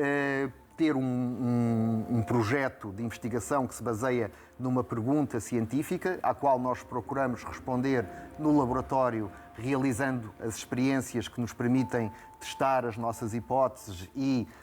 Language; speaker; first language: Portuguese; native; Portuguese